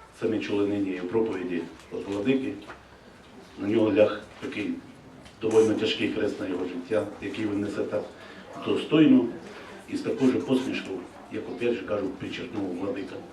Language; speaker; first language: Ukrainian; native; Ukrainian